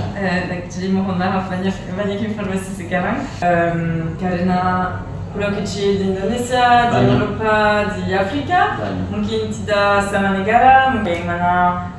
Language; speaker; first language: Indonesian; non-native, learner; French